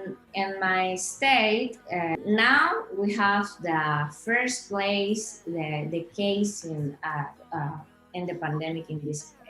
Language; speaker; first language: English; non-native, learner; Spanish